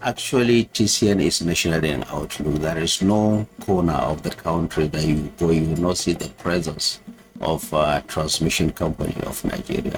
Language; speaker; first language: English; non-native, local second language; Hausa